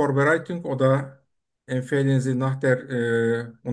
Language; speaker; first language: German; non-native, learner; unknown